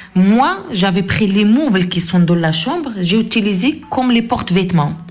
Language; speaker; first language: French; non-native, local second language; Arabic